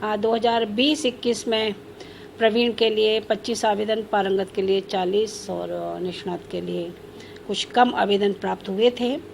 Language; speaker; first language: Hindi; native; Hindi